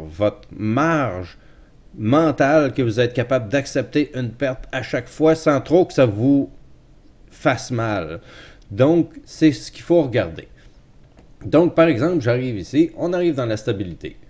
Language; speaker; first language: French; native; French